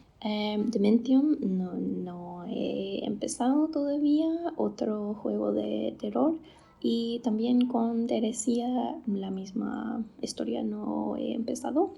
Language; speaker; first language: Spanish; non-native, fluent; English